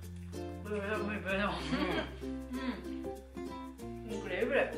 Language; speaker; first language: Spanish; non-native, learner; Japanese